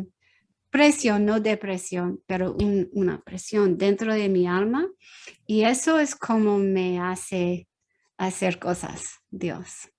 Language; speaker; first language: Spanish; non-native, learner; English